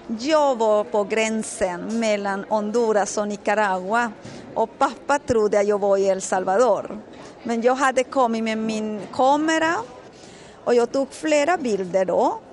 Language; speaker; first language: Swedish; non-native, fluent; Spanish